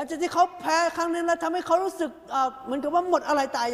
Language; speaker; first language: Thai; native; Thai